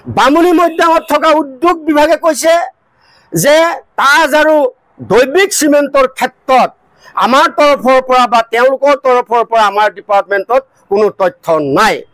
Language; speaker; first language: Assamese; native; Assamese